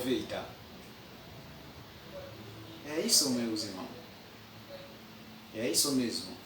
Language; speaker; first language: Portuguese; non-native, fluent; French